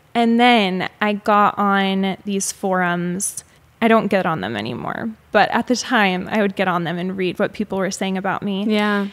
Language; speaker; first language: English; native; English